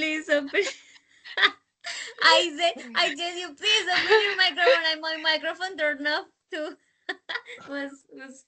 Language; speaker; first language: English; non-native, learner; Spanish